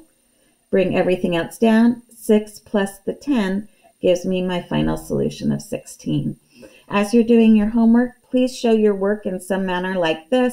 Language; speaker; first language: English; native; English